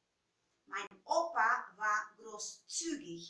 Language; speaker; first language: German; non-native, fluent; Spanish